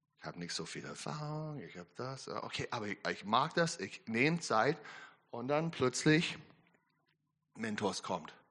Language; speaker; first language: German; non-native, learner; English